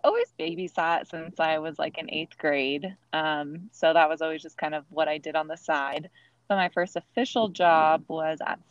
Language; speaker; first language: English; native; English